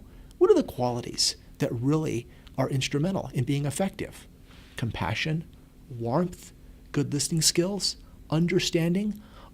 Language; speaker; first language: English; native; English